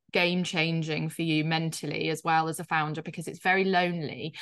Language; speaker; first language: English; native; English